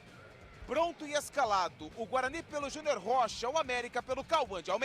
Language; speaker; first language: Portuguese; native; Portuguese